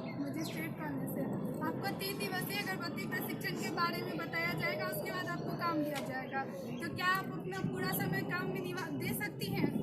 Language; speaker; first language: Hindi; native; Hindi